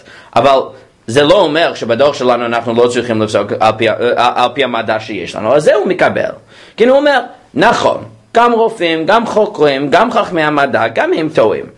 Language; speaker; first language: Hebrew; non-native, fluent; English